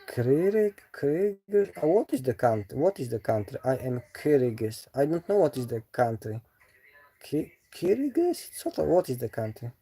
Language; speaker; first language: English; non-native, learner; Polish